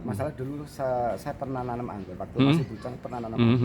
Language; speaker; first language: Indonesian; non-native, local second language; Javanese